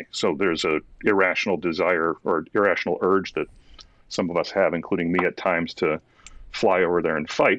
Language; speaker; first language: English; early bilingual, other home language; Ukrainian